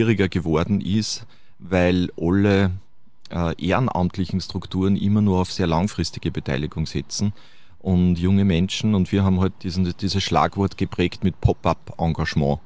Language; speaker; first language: German; native; German